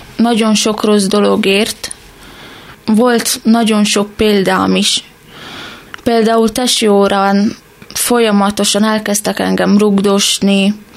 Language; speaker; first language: Hungarian; native; Hungarian